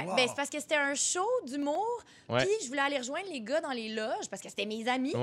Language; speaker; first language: French; native; French